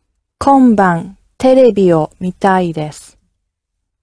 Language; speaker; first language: Japanese; non-native, learner; English